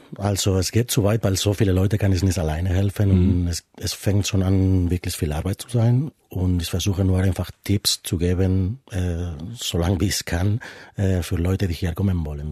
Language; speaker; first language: German; non-native, fluent; Spanish